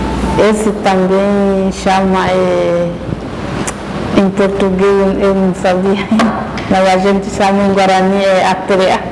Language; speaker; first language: Portuguese; non-native, local second language; Guarani